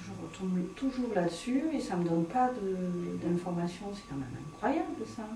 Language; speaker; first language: French; native; French